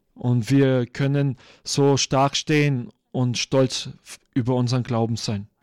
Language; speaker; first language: German; non-native, fluent; English